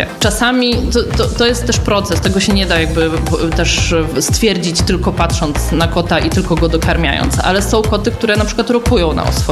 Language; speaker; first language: Polish; native; Polish